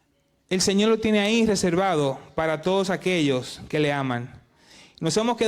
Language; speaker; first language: Spanish; native; Spanish